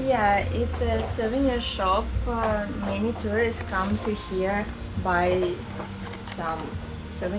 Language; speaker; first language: English; non-native, learner; Russian